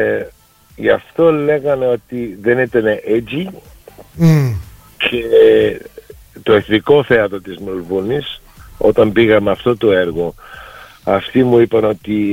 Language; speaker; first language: Greek; early bilingual, heritage; Greek